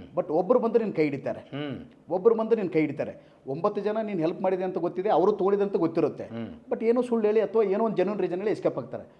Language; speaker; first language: Kannada; native; Kannada